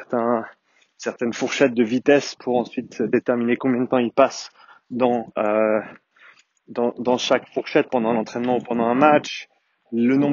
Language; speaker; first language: French; native; French